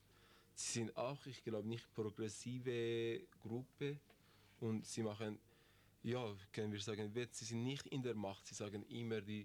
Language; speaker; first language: German; non-native, learner; Persian